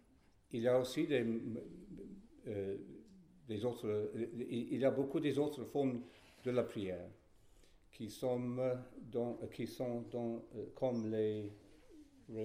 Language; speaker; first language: French; non-native, fluent; English